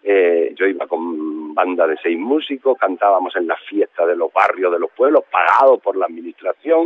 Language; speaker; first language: Spanish; native; Spanish